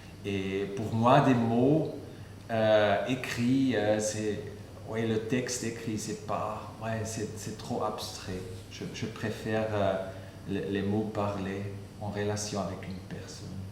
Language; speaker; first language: French; non-native, fluent; German